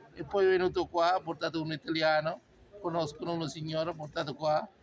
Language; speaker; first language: Italian; non-native, fluent; Sinhala